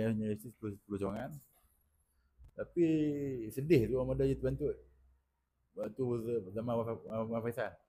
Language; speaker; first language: Malay; native; Malay